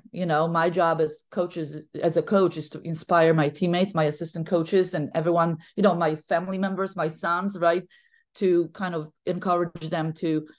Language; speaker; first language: English; non-native, fluent; Polish